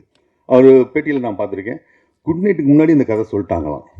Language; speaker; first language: Tamil; native; Tamil